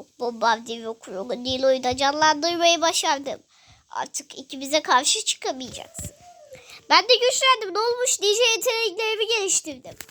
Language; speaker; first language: Turkish; native; Turkish